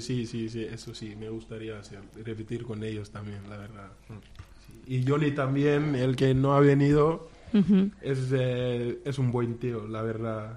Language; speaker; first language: Spanish; non-native, fluent; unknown